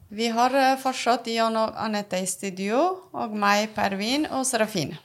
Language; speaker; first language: Norwegian; non-native, fluent; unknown